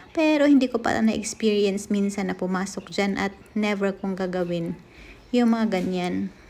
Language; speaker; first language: Filipino; native; Filipino